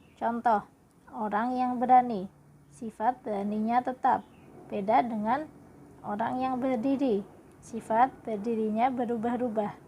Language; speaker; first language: Indonesian; native; Indonesian